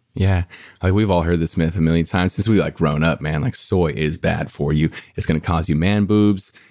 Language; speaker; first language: English; native; English